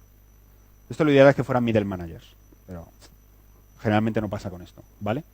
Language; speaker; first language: Spanish; native; Spanish